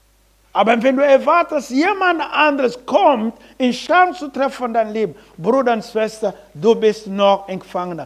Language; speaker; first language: German; non-native, learner; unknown